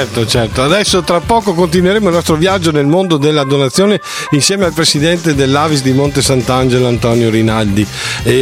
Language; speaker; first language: Italian; native; Italian